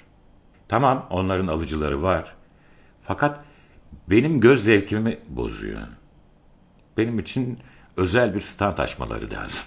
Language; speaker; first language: Turkish; native; Turkish